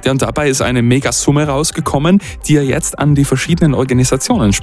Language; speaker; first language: German; native; German